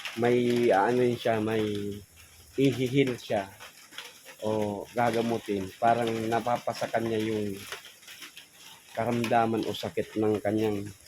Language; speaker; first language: Filipino; native; Filipino